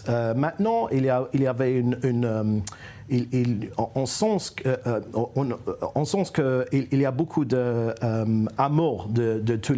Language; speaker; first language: French; non-native, fluent; English